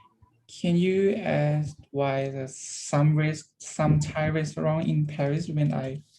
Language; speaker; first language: English; non-native, learner; Thai